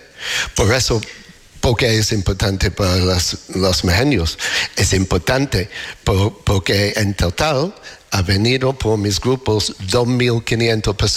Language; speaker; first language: Spanish; non-native, learner; English